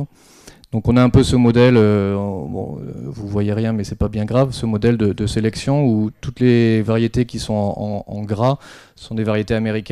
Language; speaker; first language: French; native; French